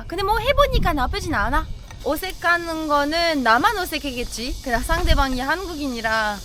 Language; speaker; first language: Korean; non-native, fluent; French